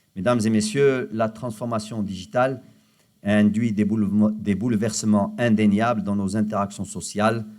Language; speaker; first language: French; non-native, local second language; Arabic